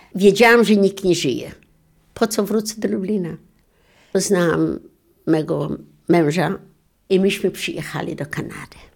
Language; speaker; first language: Polish; non-native, local second language; Yiddish